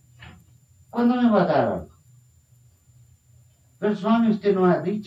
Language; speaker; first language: Spanish; non-native, fluent; Bangla